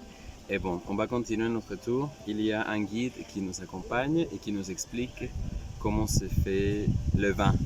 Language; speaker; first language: French; non-native, fluent; Spanish